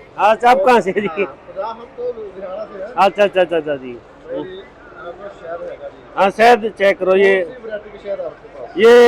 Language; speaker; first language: Hindi; non-native, local second language; Punjabi